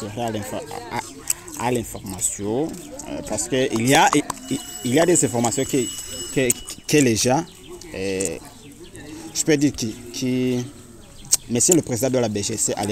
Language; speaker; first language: French; non-native, learner; Rundi